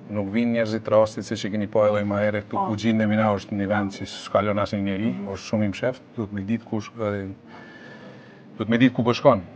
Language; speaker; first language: Albanian; early bilingual, other home language; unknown